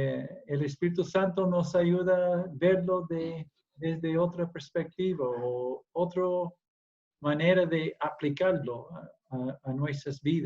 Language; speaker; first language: Spanish; non-native, fluent; English